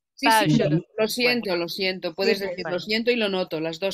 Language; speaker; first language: Spanish; native; Spanish